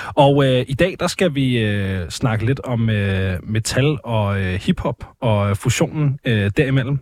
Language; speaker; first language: Danish; native; Danish